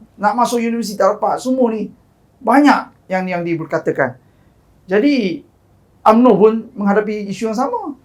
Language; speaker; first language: Malay; non-native, local second language; Chinese